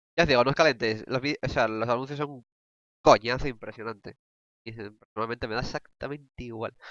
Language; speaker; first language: Spanish; native; Spanish